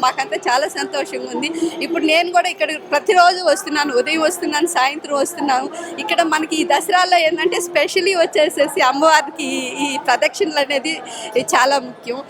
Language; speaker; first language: Telugu; native; Telugu